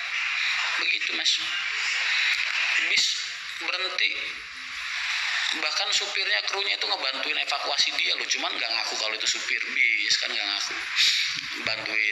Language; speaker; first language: Indonesian; native; Indonesian